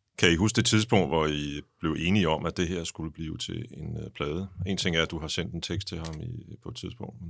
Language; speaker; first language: Danish; native; Danish